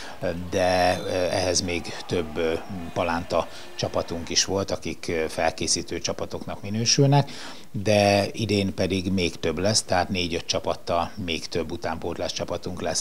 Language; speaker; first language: Hungarian; native; Hungarian